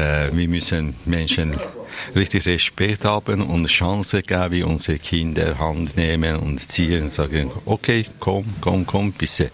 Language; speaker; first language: German; non-native, learner; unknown